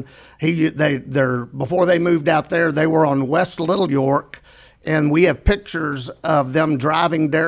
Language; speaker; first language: English; native; English